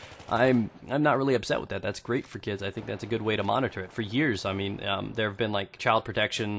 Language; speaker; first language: English; native; English